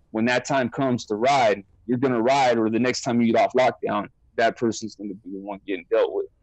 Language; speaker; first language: English; native; English